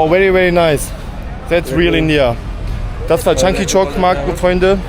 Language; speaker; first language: English; non-native, learner; Turkish